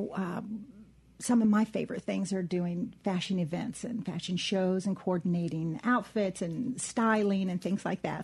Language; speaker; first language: English; native; English